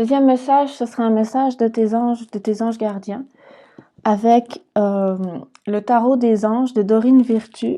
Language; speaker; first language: French; native; French